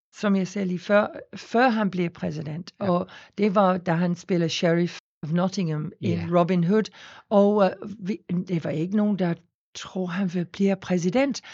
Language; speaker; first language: Danish; non-native, fluent; English